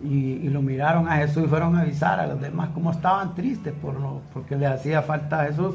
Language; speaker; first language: Spanish; native; Spanish